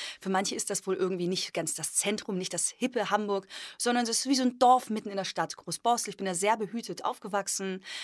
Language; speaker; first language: German; early bilingual, other home language; Polish